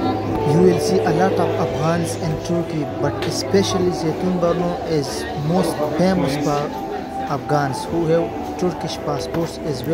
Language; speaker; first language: English; non-native, fluent; Pashto